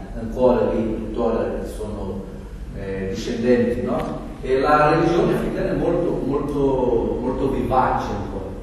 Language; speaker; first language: Italian; non-native, fluent; Portuguese